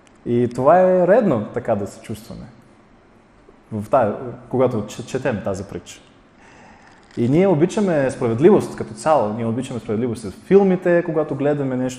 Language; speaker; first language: Bulgarian; non-native, fluent; Russian